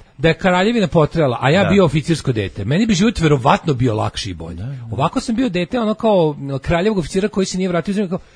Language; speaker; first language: Serbian; native; Serbian